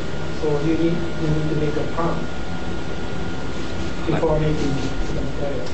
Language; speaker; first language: English; non-native, fluent; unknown